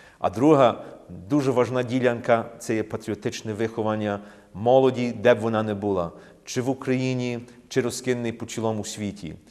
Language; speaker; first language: Ukrainian; early bilingual, heritage; Ukrainian